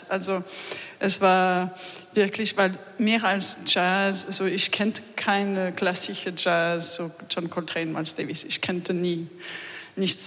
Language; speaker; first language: German; non-native, learner; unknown